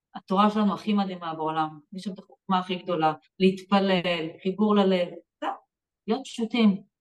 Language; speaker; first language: Hebrew; native; Hebrew